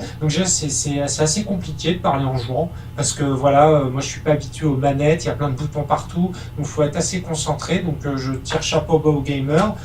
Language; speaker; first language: French; native; French